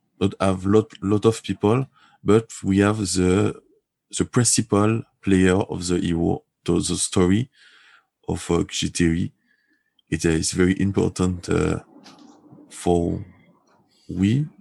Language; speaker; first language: English; non-native, learner; French